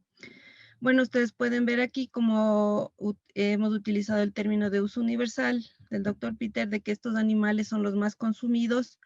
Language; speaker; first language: Spanish; native; Spanish